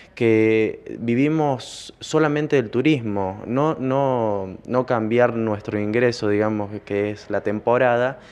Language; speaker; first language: Spanish; native; Spanish